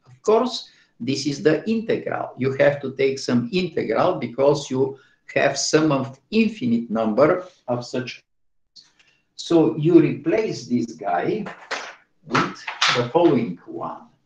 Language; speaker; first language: English; non-native, fluent; Bulgarian